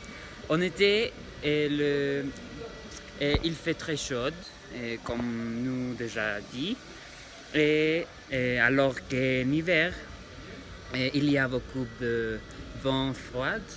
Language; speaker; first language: French; non-native, learner; Spanish